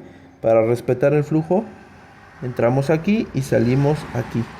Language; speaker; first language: Spanish; native; Spanish